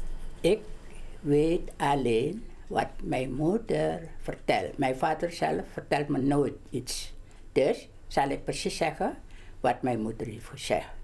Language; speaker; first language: Dutch; non-native, local second language; Javanese